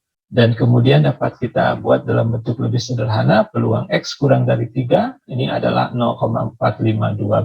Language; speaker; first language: Indonesian; native; Indonesian